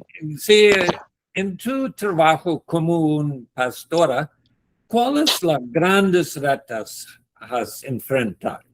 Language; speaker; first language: Spanish; non-native, learner; English